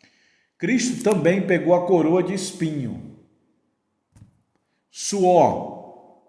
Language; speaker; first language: Portuguese; native; Portuguese